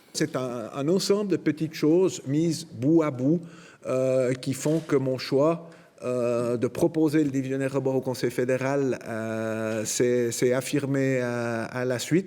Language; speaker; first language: French; native; French